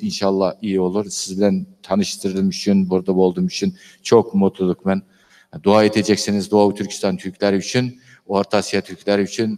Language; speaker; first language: Turkish; non-native, learner; Uyghur